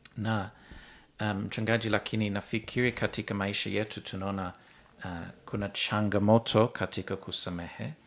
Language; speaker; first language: Swahili; non-native, fluent; English